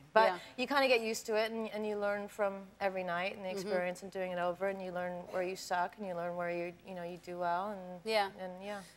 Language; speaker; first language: English; native; English